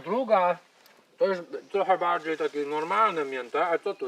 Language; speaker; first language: Polish; non-native, learner; English